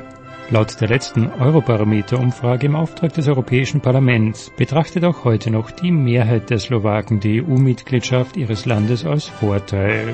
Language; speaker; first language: German; native; German